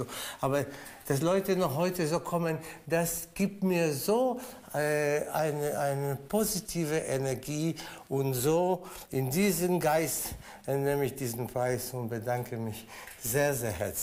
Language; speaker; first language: German; non-native, fluent; Spanish